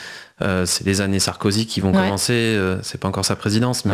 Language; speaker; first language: French; native; French